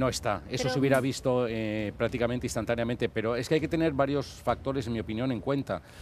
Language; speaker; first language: Spanish; native; Spanish